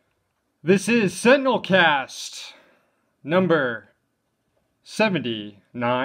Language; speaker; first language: English; native; English